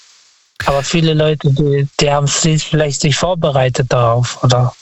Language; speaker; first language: German; non-native, fluent; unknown